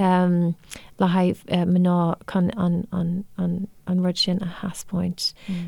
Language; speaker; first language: Irish; non-native, local second language; English